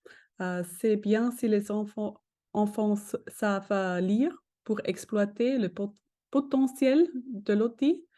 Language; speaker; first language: French; non-native, fluent; German